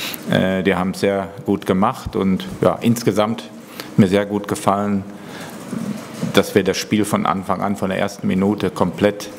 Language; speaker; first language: German; native; German